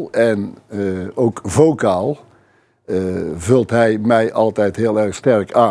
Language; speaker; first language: Dutch; native; Dutch